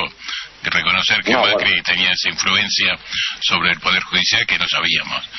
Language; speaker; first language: Spanish; native; Spanish